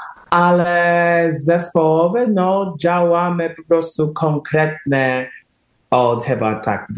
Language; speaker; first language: Polish; early bilingual, heritage; English